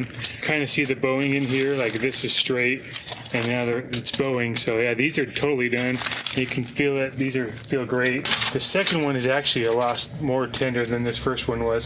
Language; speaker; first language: English; native; English